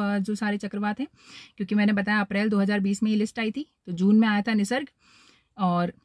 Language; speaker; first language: Hindi; native; Hindi